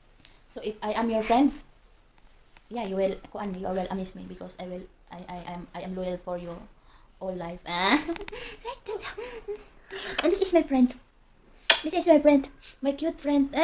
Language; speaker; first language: English; non-native, learner; Filipino